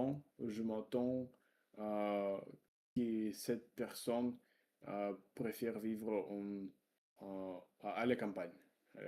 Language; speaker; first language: French; non-native, learner; Russian